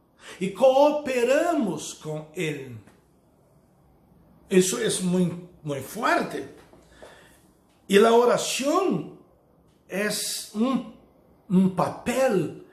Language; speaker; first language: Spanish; non-native, fluent; Portuguese